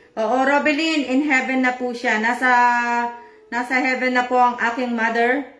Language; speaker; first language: Filipino; native; Filipino